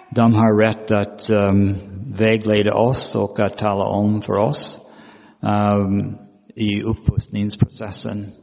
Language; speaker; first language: Swedish; non-native, fluent; English